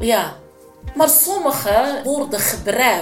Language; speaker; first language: Dutch; non-native, learner; Arabic